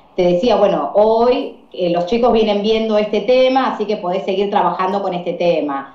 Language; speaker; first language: Spanish; native; Spanish